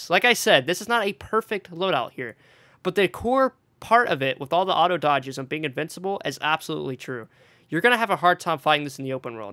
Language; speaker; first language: English; native; English